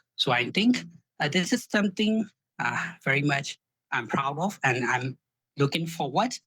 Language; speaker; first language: English; non-native, fluent; Burmese